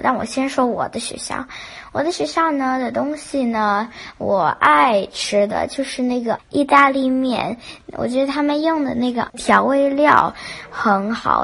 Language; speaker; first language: Chinese; early bilingual, heritage; Chinese